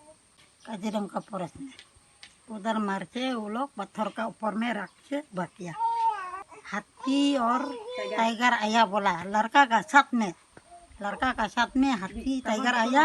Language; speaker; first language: Hindi; non-native, local second language; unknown